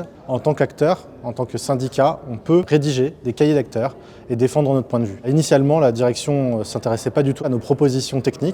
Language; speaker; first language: French; native; French